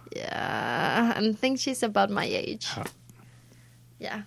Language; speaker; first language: English; non-native, fluent; Spanish